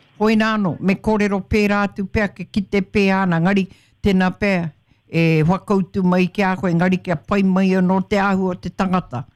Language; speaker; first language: Māori; native; Māori